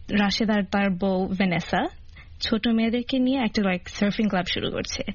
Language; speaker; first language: Bangla; early bilingual, heritage; Bangla